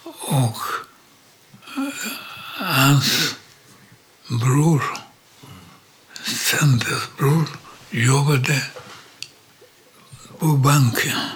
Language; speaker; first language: Swedish; non-native, learner; Polish